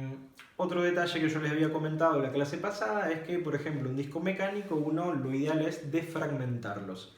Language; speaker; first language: Spanish; native; Spanish